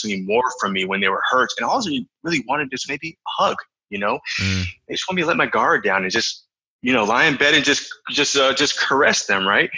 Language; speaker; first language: English; native; English